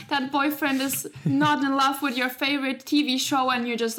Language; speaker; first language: English; non-native, fluent; Slovak